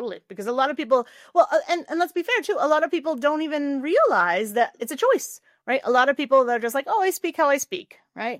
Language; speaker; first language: English; native; English